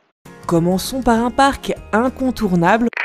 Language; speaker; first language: French; native; French